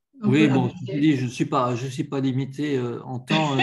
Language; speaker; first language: French; native; French